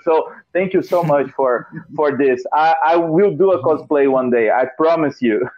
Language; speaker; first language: English; non-native, fluent; Portuguese